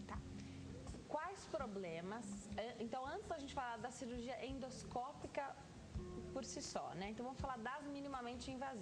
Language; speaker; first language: Portuguese; native; Portuguese